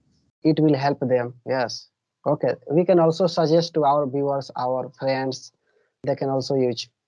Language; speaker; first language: English; non-native, learner; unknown